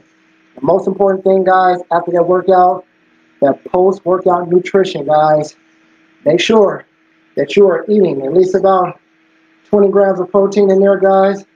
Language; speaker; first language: English; native; English